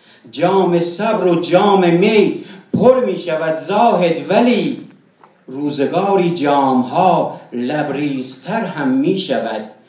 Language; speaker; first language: Persian; non-native, local second language; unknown